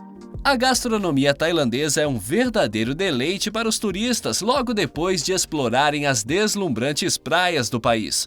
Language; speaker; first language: Portuguese; native; Portuguese